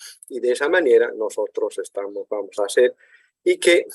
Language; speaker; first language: Spanish; native; Spanish